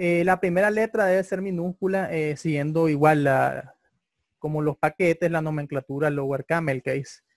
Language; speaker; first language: Spanish; native; Spanish